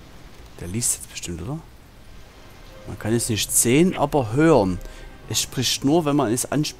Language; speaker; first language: German; native; German